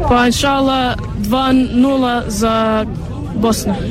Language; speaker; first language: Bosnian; early bilingual, heritage; English